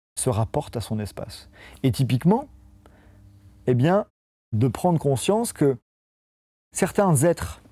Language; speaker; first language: French; native; French